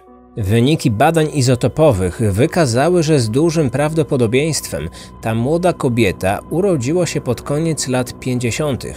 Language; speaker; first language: Polish; native; Polish